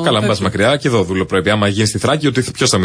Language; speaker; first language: Greek; native; Greek